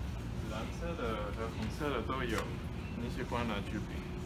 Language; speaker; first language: Chinese; non-native, learner; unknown